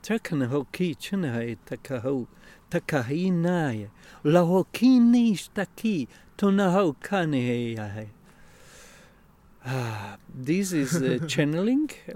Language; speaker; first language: English; non-native, learner; Italian